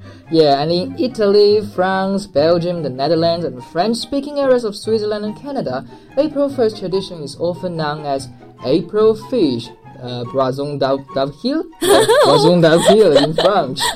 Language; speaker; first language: English; non-native, fluent; Chinese